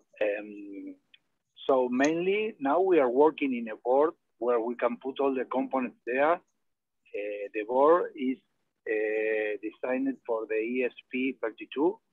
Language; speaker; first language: English; non-native, learner; Spanish